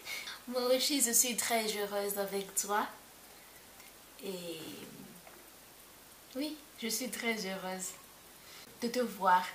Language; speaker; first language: French; non-native, local second language; Malagasy